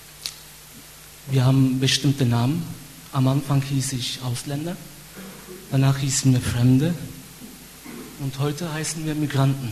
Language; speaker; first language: German; non-native, fluent; Turkish